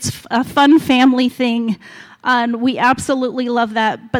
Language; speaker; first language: English; native; English